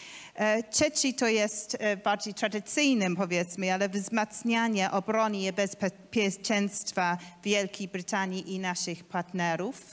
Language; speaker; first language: Polish; non-native, learner; English